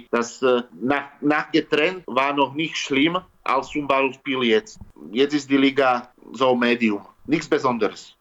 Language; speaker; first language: German; non-native, learner; Slovak